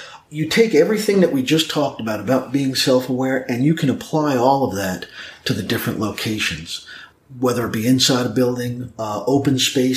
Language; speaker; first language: English; native; English